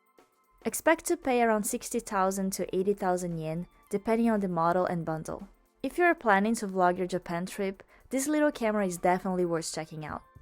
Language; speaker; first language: English; native; English